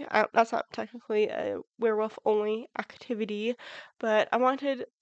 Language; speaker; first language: English; native; English